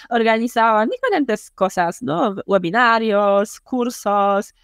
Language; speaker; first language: Spanish; non-native, fluent; Polish